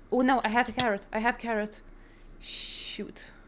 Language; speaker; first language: English; non-native, fluent; Lithuanian